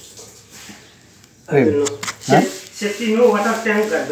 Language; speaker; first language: English; non-native, learner; Nepali